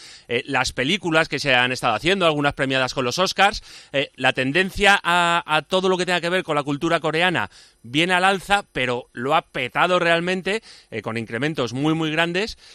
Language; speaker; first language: Spanish; native; Spanish